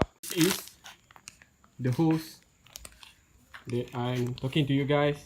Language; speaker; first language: English; non-native, local second language; Malay